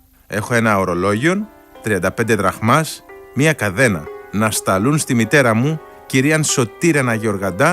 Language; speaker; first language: Greek; native; Greek